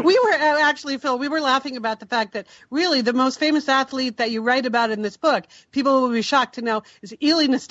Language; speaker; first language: English; native; English